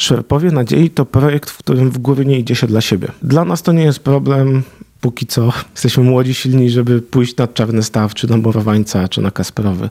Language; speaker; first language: Polish; native; Polish